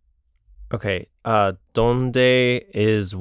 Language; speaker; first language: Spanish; non-native, learner; English